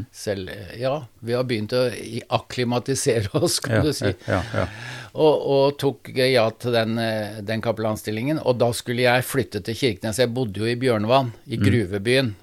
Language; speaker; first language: Norwegian; native; Norwegian